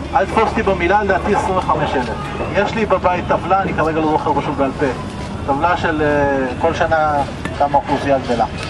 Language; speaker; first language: Hebrew; early bilingual, other home language; Russian